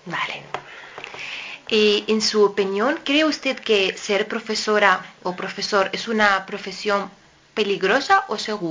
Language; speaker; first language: Spanish; native; Spanish